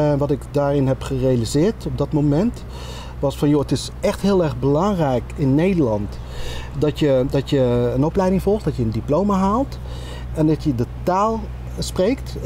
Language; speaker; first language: Dutch; early bilingual, other home language; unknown